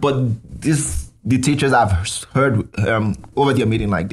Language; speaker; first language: English; non-native, local second language; Yoruba